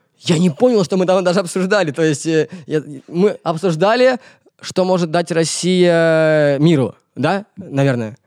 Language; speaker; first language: Russian; native; Russian